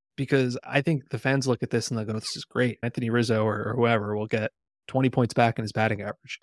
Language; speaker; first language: English; native; English